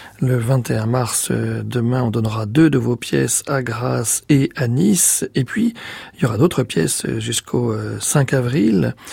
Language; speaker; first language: French; native; French